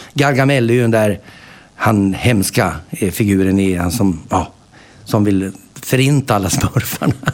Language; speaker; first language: Swedish; native; Swedish